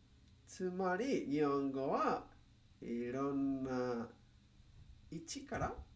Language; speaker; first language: Japanese; non-native, learner; Spanish